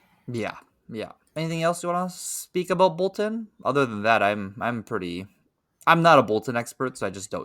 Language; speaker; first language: English; native; English